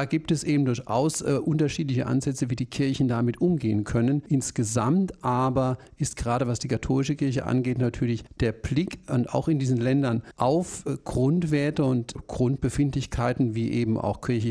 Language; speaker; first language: German; native; German